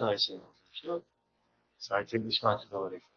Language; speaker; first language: English; native; English